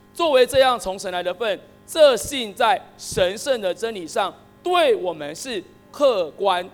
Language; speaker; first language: Chinese; native; Chinese